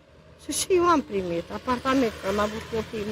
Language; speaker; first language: Romanian; non-native, local second language; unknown